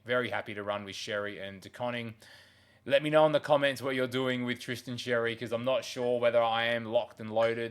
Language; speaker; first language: English; native; English